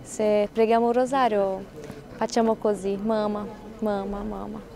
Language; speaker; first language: Italian; non-native, fluent; Portuguese